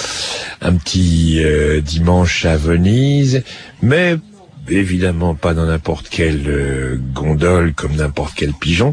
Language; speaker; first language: French; native; French